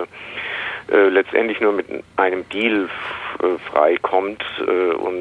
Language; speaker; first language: German; native; German